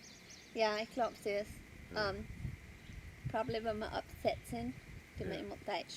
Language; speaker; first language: German; early bilingual, heritage; Pennsylvania German